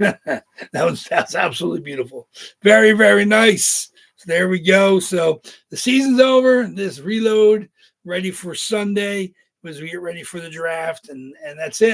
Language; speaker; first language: English; native; English